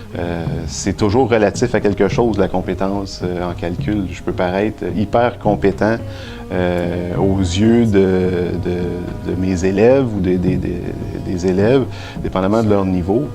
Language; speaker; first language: French; native; French